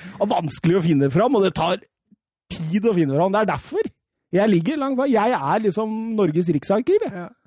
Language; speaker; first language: Norwegian; native; Norwegian